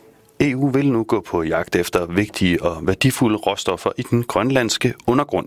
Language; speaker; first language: Danish; native; Danish